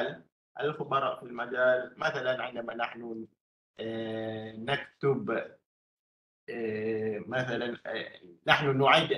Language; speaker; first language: Arabic; non-native, fluent; Malay